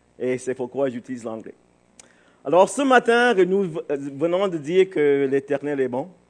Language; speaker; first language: French; non-native, fluent; English